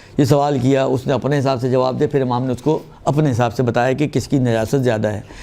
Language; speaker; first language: Urdu; non-native, local second language; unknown